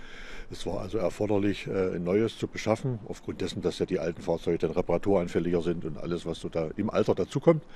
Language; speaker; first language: German; native; German